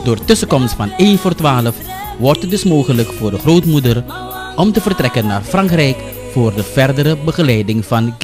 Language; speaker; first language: Dutch; native; Dutch